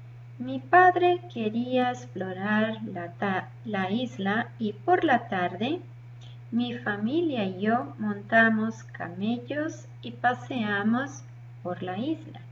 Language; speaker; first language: Spanish; non-native, learner; English